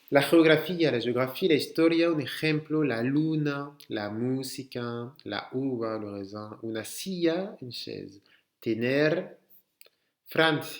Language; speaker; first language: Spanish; non-native, fluent; French